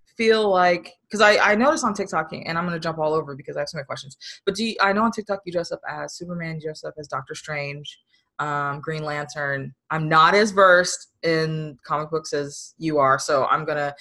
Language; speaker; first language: English; native; English